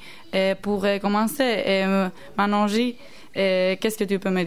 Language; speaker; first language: French; non-native, learner; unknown